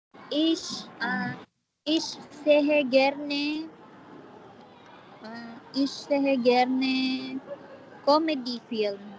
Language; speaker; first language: German; non-native, learner; Filipino